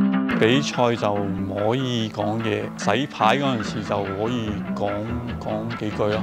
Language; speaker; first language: Cantonese; non-native, fluent; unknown